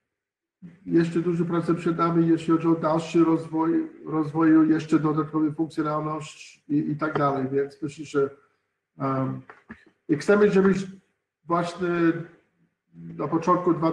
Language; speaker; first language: Polish; non-native, learner; English